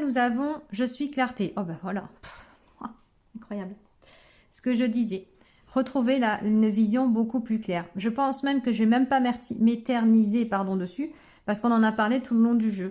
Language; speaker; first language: French; native; French